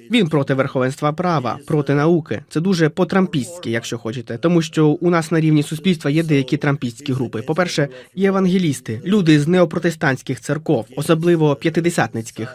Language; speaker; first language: Ukrainian; non-native, fluent; Romanian